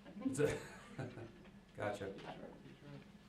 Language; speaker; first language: English; native; English